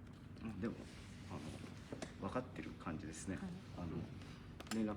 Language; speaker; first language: Japanese; native; Japanese